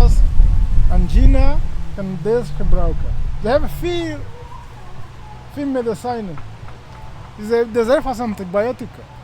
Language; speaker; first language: Dutch; non-native, learner; Kinyarwanda